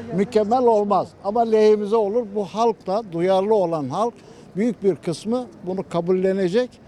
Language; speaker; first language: Turkish; native; Turkish